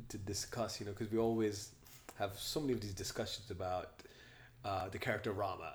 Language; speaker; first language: English; non-native, local second language; Hindi